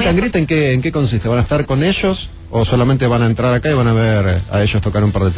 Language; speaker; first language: Spanish; native; Spanish